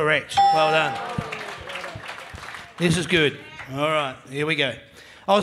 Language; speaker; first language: English; native; English